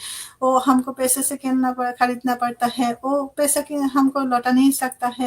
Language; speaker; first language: Hindi; non-native, fluent; Bangla